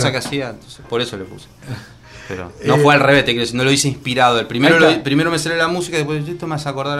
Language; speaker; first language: Spanish; native; Spanish